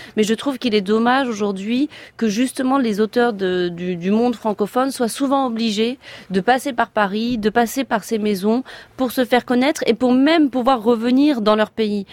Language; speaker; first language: French; native; French